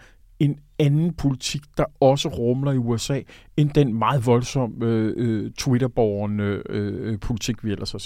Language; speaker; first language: Danish; native; Danish